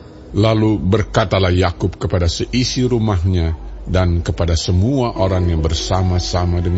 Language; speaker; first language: Indonesian; native; Indonesian